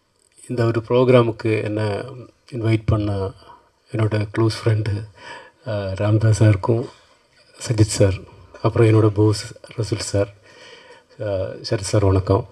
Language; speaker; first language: Tamil; non-native, learner; Malayalam